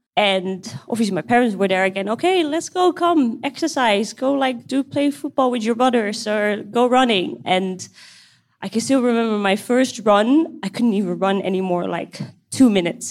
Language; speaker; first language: English; non-native, fluent; Dutch